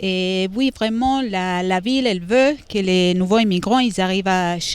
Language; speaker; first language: French; non-native, fluent; Spanish